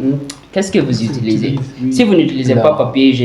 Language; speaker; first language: French; non-native, fluent; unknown